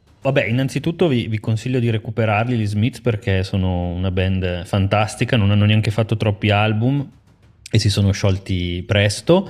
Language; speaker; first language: Italian; native; Italian